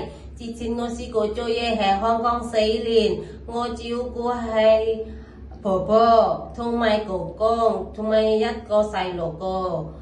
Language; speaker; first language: Cantonese; non-native, learner; Indonesian